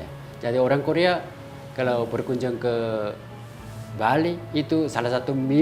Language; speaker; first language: Indonesian; non-native, fluent; Korean